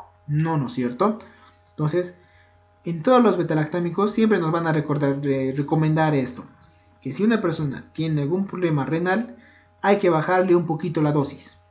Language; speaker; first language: Spanish; native; Spanish